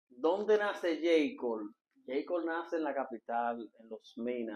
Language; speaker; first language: Spanish; native; Spanish